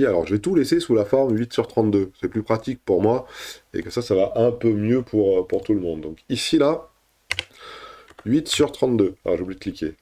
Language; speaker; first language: French; native; French